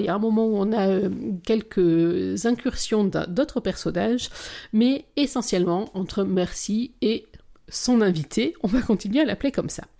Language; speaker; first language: French; native; French